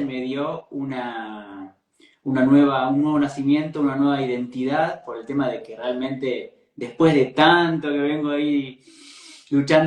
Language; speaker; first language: Spanish; native; Spanish